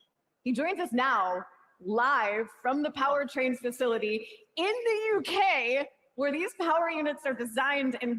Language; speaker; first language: English; native; English